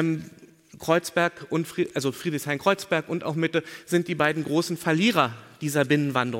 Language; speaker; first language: German; native; German